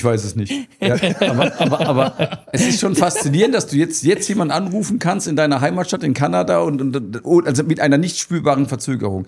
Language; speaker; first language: German; native; German